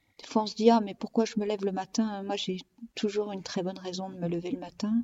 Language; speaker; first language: French; native; French